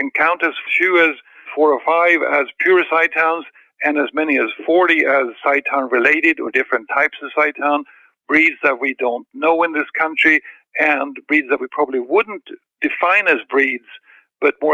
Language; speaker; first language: English; non-native, fluent; Swedish